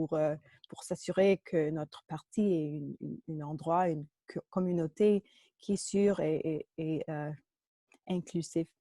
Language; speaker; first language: French; non-native, local second language; English